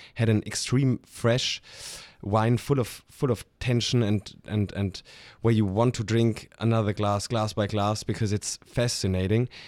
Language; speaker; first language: English; non-native, fluent; German